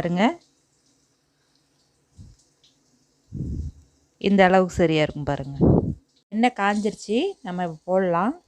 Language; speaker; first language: Tamil; native; Tamil